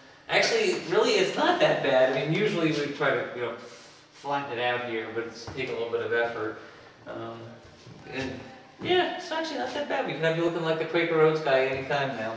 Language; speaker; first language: English; native; English